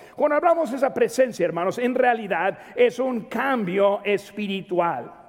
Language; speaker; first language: Spanish; native; Spanish